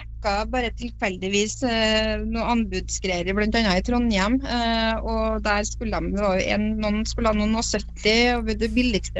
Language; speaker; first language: Norwegian; native; Norwegian